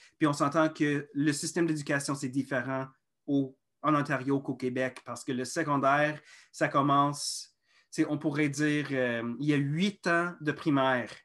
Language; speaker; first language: French; non-native, local second language; English